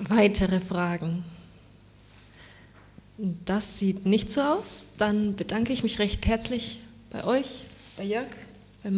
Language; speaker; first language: German; native; German